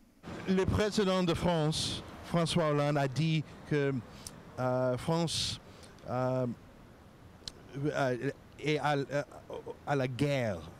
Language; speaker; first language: French; non-native, learner; English